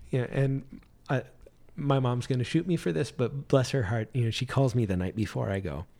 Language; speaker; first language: English; native; English